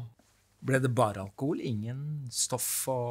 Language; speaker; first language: Norwegian; native; Norwegian